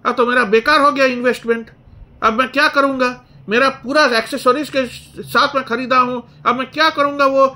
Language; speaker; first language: Hindi; non-native, local second language; Bangla